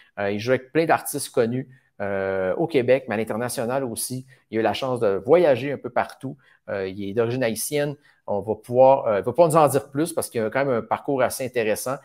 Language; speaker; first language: French; native; French